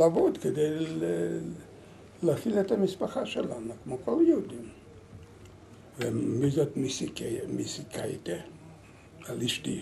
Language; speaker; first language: Hebrew; non-native, learner; Lithuanian